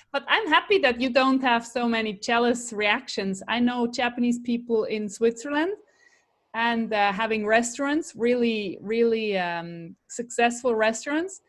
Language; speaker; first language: English; non-native, fluent; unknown